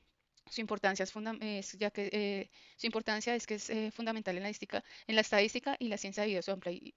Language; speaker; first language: Spanish; native; Spanish